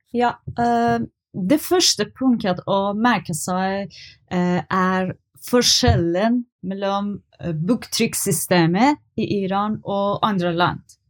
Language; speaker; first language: Norwegian; non-native, learner; Persian